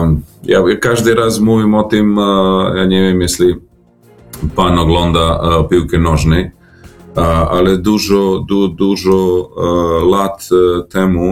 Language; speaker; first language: Polish; non-native, learner; Serbian